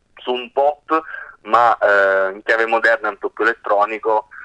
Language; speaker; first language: Italian; native; Italian